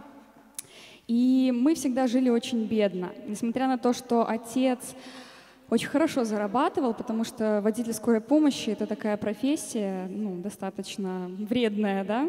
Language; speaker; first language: Russian; native; Russian